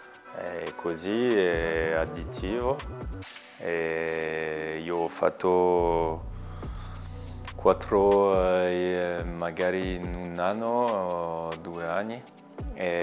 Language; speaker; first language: Italian; non-native, learner; French